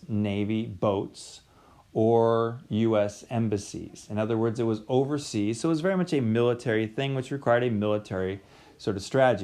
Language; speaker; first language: English; native; English